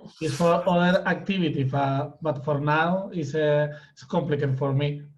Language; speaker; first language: English; non-native, learner; Spanish